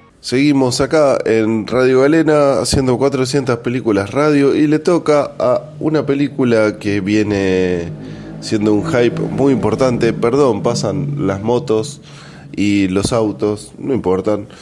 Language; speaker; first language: Spanish; native; Spanish